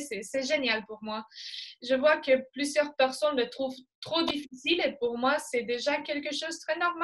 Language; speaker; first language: French; non-native, fluent; Spanish